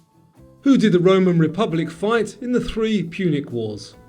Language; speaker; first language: English; native; English